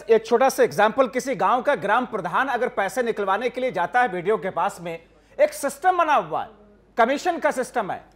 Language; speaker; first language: Hindi; native; Hindi